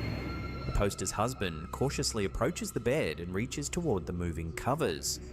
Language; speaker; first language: English; native; English